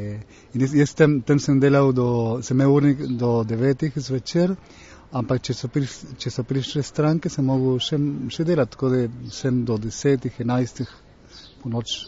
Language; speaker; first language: Slovenian; early bilingual, heritage; Slovenian